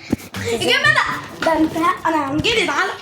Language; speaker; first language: Arabic; native; Arabic